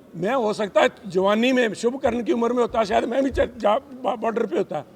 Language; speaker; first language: Hindi; non-native, local second language; Punjabi